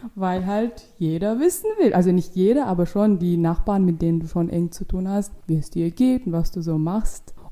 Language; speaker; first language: German; non-native, fluent; Russian